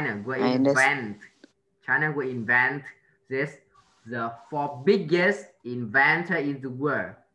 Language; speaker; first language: English; non-native, learner; Vietnamese